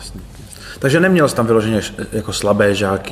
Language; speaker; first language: Czech; native; Czech